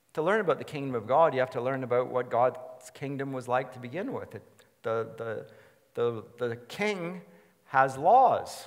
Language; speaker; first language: English; native; English